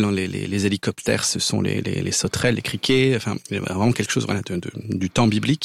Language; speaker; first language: French; native; French